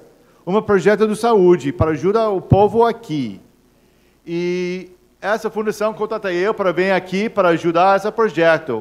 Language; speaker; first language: Portuguese; non-native, fluent; English